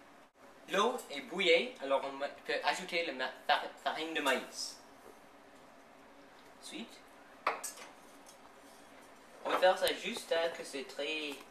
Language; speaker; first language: French; non-native, learner; English